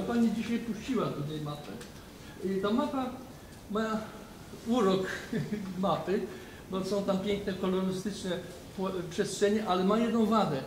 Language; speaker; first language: Polish; native; Polish